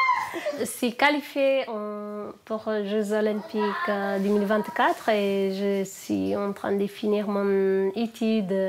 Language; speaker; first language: French; non-native, learner; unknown